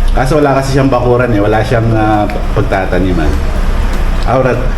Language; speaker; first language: Filipino; native; Filipino